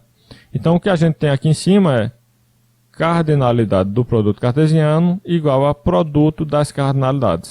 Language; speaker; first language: Portuguese; native; Portuguese